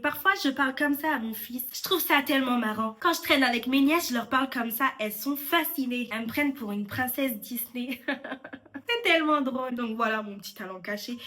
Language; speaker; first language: French; early bilingual, other home language; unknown